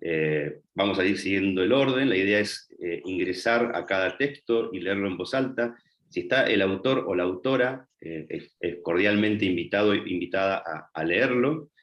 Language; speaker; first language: Spanish; native; Spanish